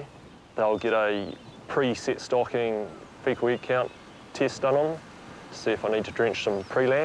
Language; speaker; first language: English; native; English